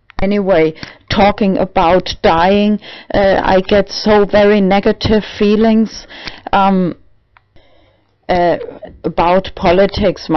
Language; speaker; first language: English; non-native, learner; German